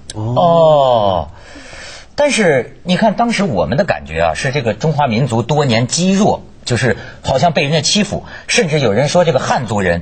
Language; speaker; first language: Chinese; native; Chinese